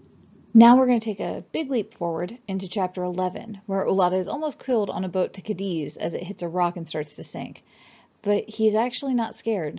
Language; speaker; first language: English; native; English